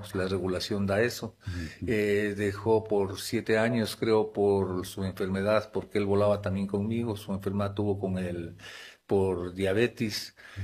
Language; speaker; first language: Spanish; non-native, local second language; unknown